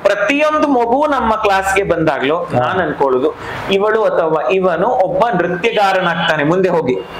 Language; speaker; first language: Kannada; non-native, local second language; Tamil